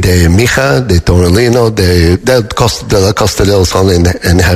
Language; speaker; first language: Spanish; non-native, learner; English